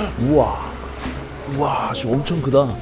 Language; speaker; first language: Korean; native; Korean